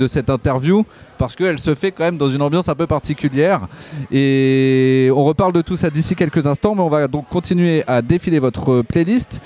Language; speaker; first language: French; native; French